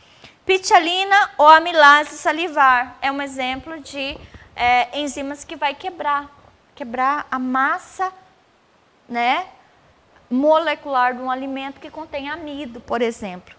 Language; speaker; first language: Portuguese; native; Portuguese